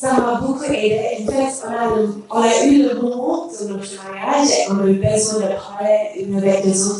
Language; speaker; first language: French; non-native, learner; English